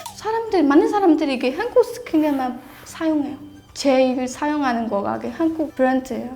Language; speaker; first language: Korean; non-native, fluent; Burmese